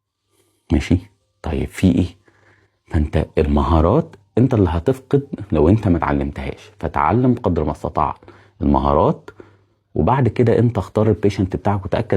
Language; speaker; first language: Arabic; native; Arabic